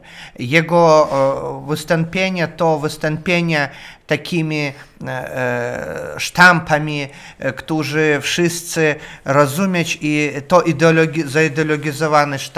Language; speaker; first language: Polish; non-native, learner; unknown